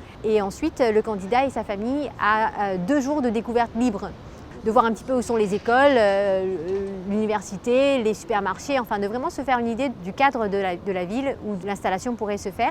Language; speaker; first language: French; native; French